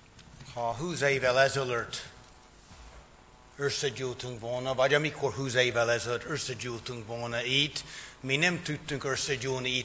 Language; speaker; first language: Hungarian; non-native, fluent; English